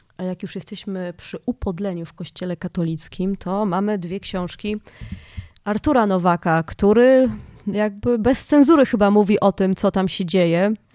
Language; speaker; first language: Polish; native; Polish